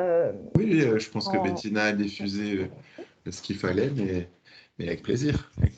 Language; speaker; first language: French; native; French